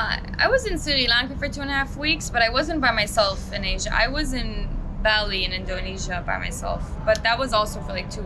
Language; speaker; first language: English; early bilingual, heritage; English